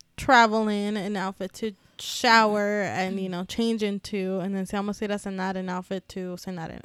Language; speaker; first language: English; early bilingual, other home language; Spanish